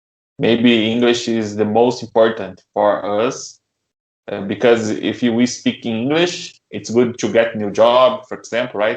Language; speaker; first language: English; non-native, learner; Portuguese